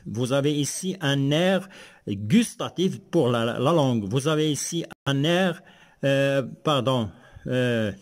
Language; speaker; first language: French; non-native, local second language; Arabic